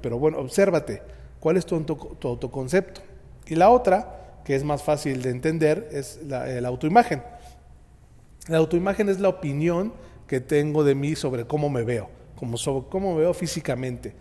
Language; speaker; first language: Spanish; native; Spanish